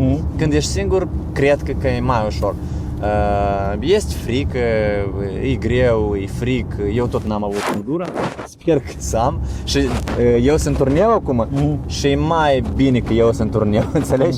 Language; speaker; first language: Romanian; non-native, learner; Ukrainian